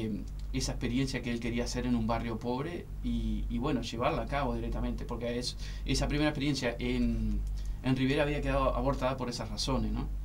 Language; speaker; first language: Spanish; native; Spanish